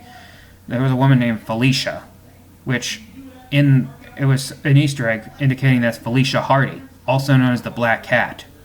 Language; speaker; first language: English; native; English